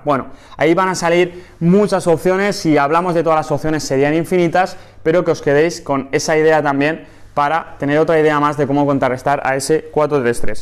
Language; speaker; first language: Spanish; native; Spanish